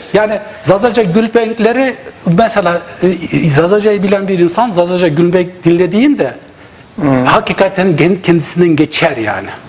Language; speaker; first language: Turkish; non-native, local second language; Zaza